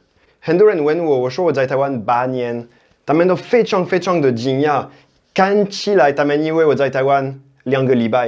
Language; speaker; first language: Chinese; non-native, fluent; French